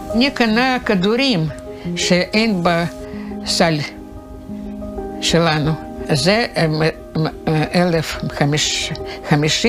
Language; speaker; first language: Hebrew; non-native, learner; Russian